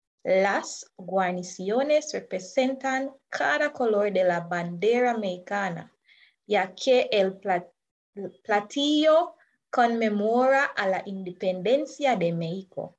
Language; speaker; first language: Spanish; non-native, fluent; English